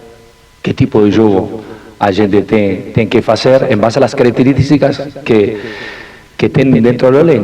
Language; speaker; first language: Portuguese; non-native, fluent; Spanish